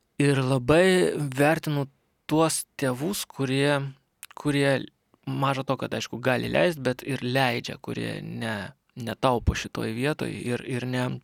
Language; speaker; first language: Lithuanian; non-native, local second language; Russian